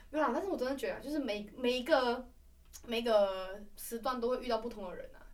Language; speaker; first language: Chinese; native; Chinese